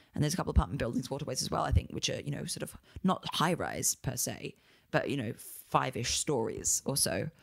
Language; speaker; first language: English; native; English